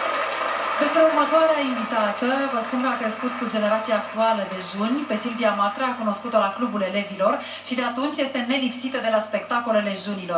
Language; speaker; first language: Romanian; native; Romanian